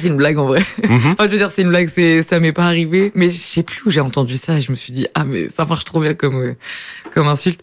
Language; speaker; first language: French; native; French